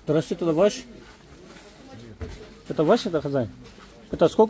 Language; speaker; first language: Russian; non-native, learner; Kyrgyz